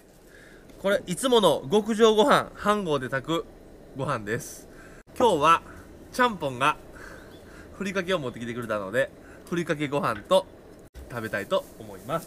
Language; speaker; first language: Japanese; native; Japanese